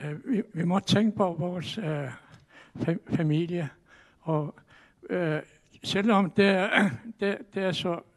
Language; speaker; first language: Danish; non-native, local second language; Kalaallisut